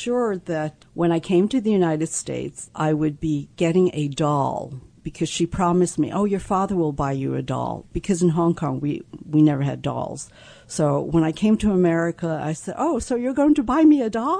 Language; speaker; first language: English; early bilingual, other home language; Cantonese